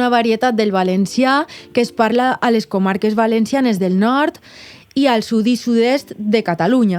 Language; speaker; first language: Catalan; native; Catalan